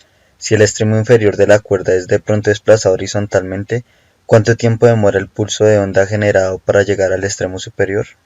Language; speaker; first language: Spanish; native; Spanish